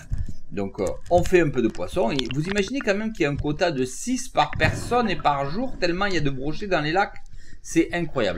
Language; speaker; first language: French; native; French